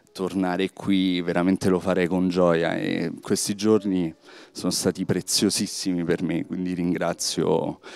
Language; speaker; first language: Italian; native; Italian